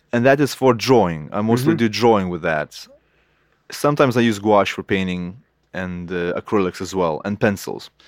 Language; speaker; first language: English; non-native, fluent; Lithuanian